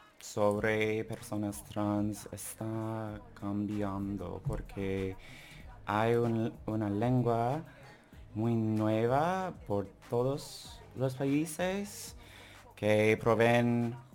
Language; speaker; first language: Spanish; non-native, learner; English